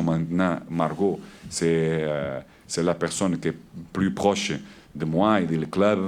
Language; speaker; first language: French; non-native, learner; Portuguese